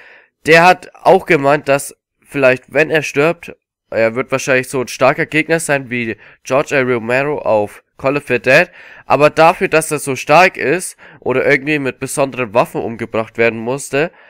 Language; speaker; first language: German; native; German